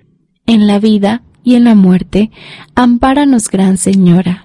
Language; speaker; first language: Spanish; native; Spanish